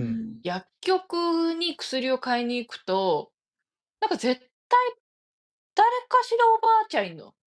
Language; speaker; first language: Japanese; native; Japanese